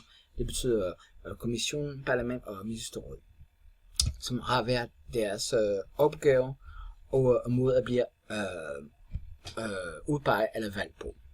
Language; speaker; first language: Danish; non-native, fluent; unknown